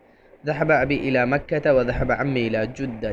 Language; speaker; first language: Arabic; non-native, fluent; Urdu